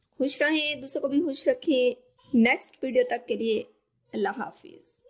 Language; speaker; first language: Urdu; native; Urdu